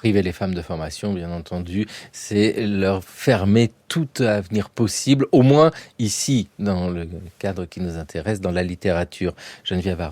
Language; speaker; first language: French; native; French